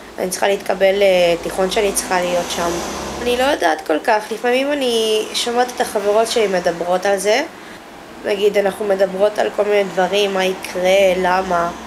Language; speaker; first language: Hebrew; early bilingual, other home language; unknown